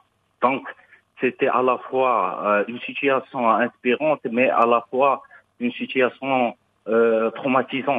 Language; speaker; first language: French; non-native, local second language; Arabic